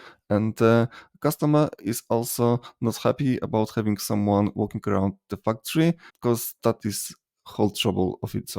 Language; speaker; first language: English; non-native, fluent; Polish